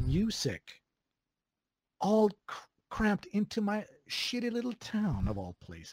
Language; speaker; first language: English; non-native, fluent; Swedish